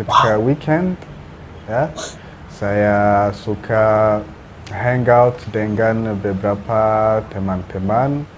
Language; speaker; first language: Indonesian; non-native, learner; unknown